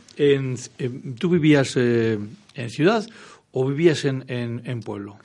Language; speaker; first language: Spanish; native; Spanish